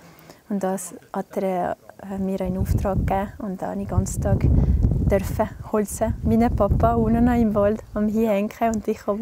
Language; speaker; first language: German; non-native, local second language; French